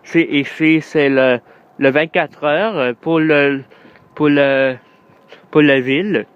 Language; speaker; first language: French; non-native, learner; English